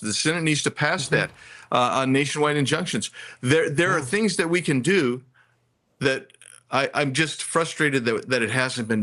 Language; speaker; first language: English; native; English